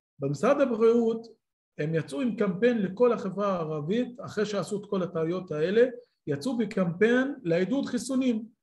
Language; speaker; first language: Hebrew; non-native, local second language; Arabic